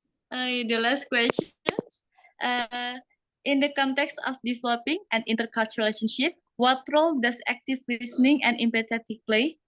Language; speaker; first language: English; non-native, learner; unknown